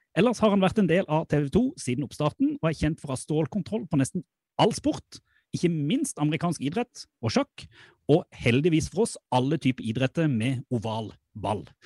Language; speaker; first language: Norwegian; native; Norwegian